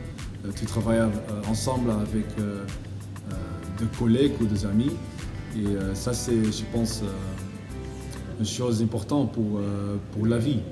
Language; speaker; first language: French; non-native, learner; Dutch